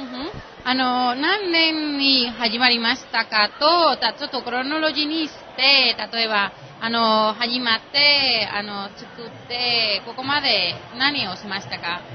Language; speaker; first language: Japanese; non-native, learner; Spanish